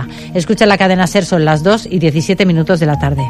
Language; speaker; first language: Spanish; native; Spanish